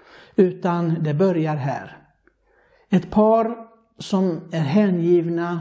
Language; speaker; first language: Swedish; non-native, fluent; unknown